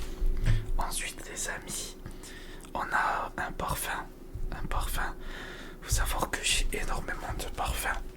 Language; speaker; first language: French; native; French